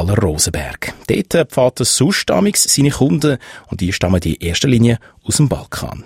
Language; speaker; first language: German; native; German